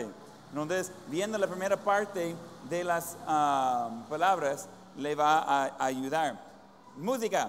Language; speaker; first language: Spanish; non-native, fluent; English